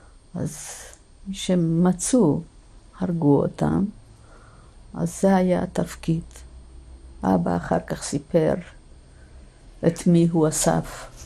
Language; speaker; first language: Hebrew; non-native, fluent; Polish